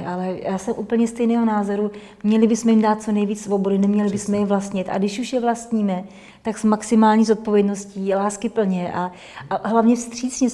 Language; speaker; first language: Czech; native; Czech